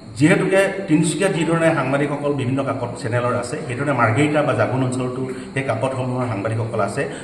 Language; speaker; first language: Assamese; native; Assamese